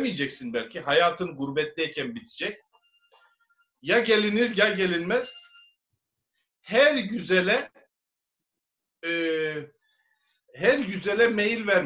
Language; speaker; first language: Turkish; native; Turkish